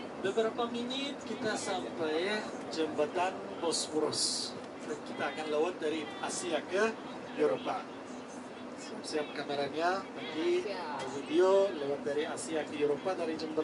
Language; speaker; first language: Indonesian; non-native, fluent; Turkish